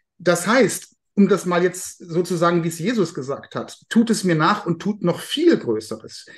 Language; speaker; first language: German; native; German